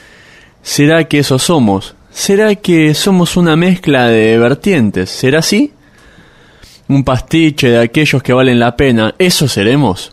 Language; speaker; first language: Spanish; native; Spanish